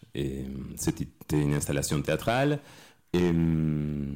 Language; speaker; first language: French; non-native, fluent; Spanish